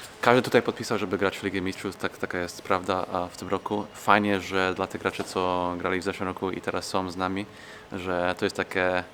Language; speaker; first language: Polish; non-native, fluent; English